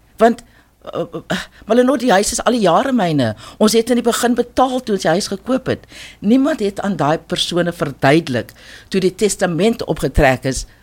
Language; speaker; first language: Afrikaans; non-native, local second language; English